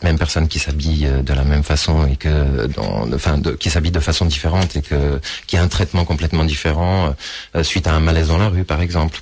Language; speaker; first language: French; early bilingual, other home language; Portuguese